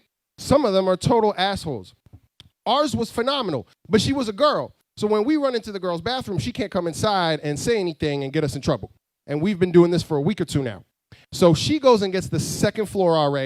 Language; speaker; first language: English; native; English